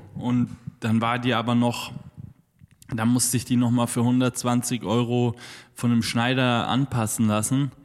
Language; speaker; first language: German; native; German